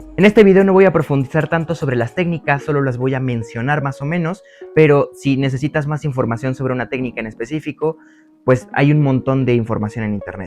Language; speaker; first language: Spanish; native; Spanish